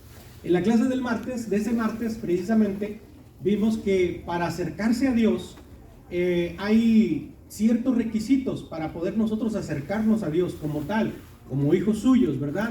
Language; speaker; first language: Spanish; native; Spanish